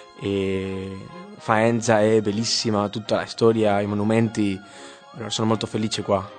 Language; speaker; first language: Italian; non-native, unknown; Spanish